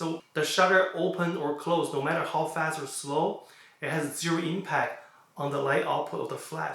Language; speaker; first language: English; non-native, fluent; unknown